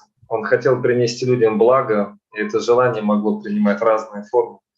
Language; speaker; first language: Russian; native; Russian